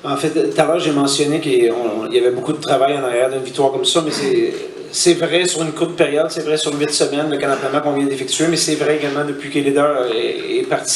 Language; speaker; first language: French; native; French